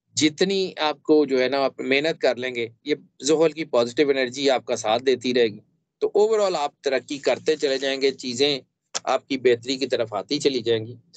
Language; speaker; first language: Urdu; native; Urdu